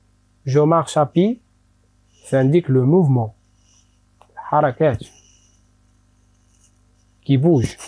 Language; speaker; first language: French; non-native, local second language; Arabic